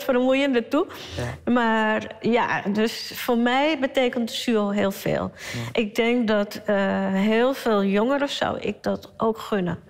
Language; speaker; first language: Dutch; early bilingual, other home language; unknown